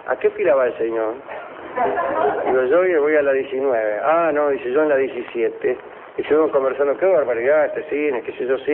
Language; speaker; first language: Spanish; native; Spanish